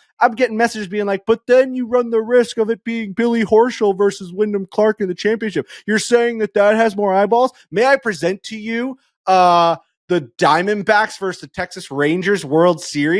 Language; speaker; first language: English; native; English